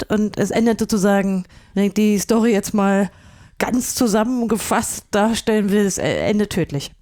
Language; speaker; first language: German; native; German